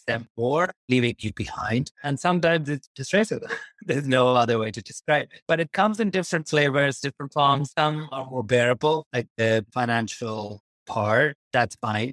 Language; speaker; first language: English; non-native, local second language; Urdu